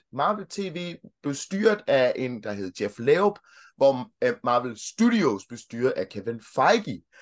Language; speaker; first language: Danish; early bilingual, other home language; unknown